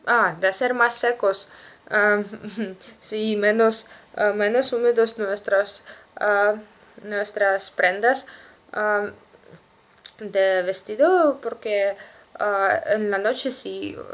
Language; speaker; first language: Spanish; non-native, learner; Russian